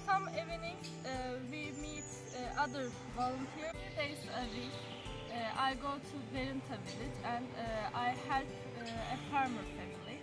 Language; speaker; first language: English; non-native, learner; Turkish